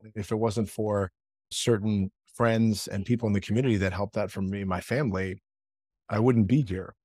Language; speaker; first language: English; early bilingual, other home language; Spanish